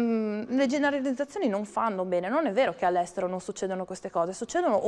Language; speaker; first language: Italian; native; Italian